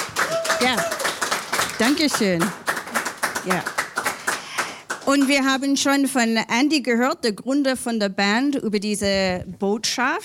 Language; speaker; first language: German; non-native, learner; English